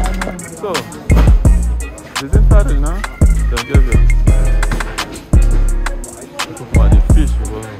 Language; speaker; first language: German; non-native, learner; Lingala